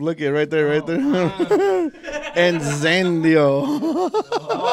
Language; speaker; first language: English; early bilingual, other home language; Spanish